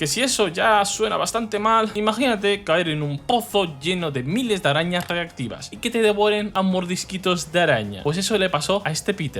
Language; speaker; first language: Spanish; native; Spanish